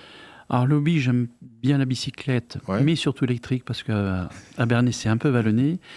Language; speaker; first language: French; native; French